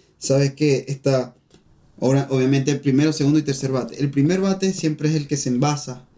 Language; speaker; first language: Spanish; native; Spanish